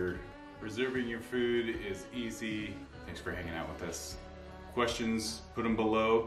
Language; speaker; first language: English; native; English